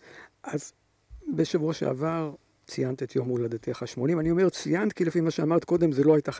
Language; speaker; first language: Hebrew; native; Hebrew